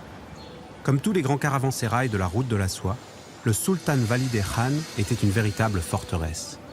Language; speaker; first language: French; native; French